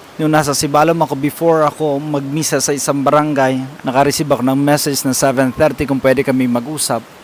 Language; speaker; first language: Filipino; non-native, local second language; Kinaray-a